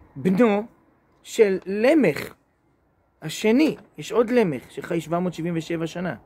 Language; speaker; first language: Hebrew; native; Hebrew